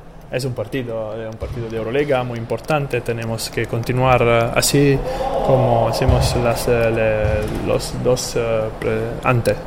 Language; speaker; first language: Spanish; non-native, learner; Italian